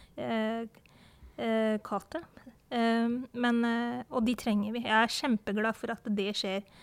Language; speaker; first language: Norwegian; early bilingual, other home language; Urdu